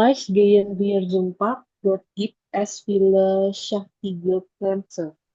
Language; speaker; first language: German; non-native, learner; Indonesian